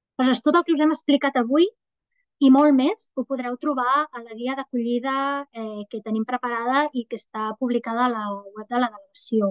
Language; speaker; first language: Catalan; native; Catalan